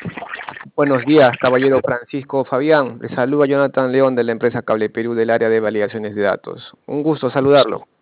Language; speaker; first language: Spanish; native; Spanish